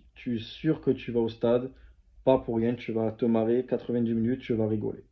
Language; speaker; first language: French; native; French